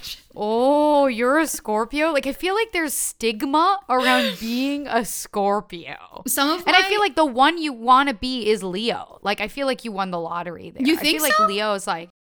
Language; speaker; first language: English; non-native, fluent; French